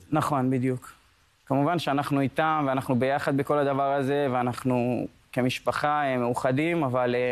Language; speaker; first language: Hebrew; early bilingual, other home language; Spanish